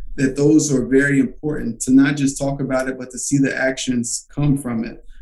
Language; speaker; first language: English; native; English